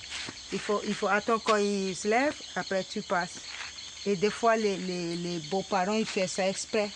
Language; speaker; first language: French; non-native, local second language; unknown